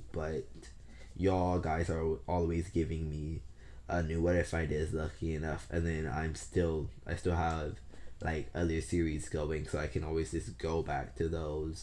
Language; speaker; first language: English; native; English